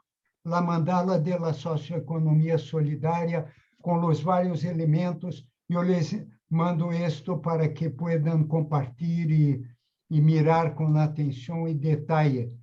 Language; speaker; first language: Spanish; non-native, fluent; Portuguese